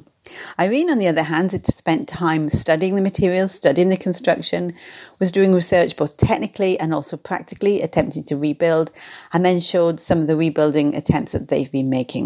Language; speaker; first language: English; native; English